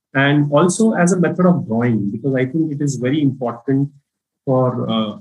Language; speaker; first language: English; non-native, local second language; Marathi